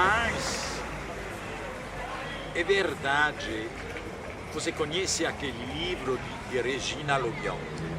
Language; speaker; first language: Portuguese; non-native, fluent; French